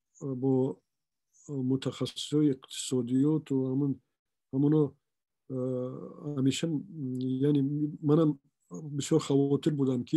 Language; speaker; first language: Persian; non-native, local second language; Shughni